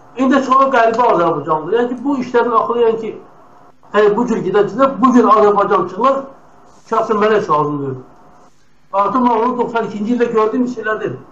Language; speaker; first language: Azerbaijani; non-native, local second language; Talysh